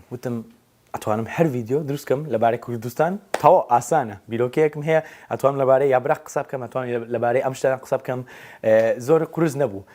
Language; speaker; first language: Central Kurdish; non-native, fluent; English